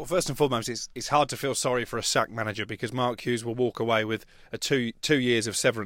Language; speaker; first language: English; native; English